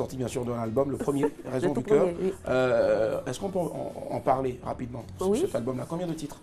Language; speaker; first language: French; native; French